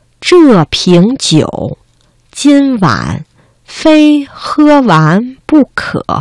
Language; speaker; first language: Chinese; non-native, fluent; Vietnamese